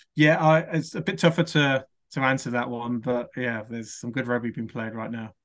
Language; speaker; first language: English; native; English